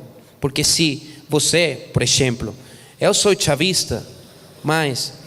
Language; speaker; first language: Portuguese; non-native, fluent; Spanish